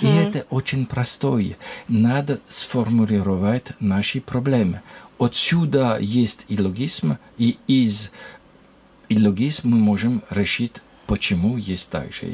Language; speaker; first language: Russian; non-native, learner; French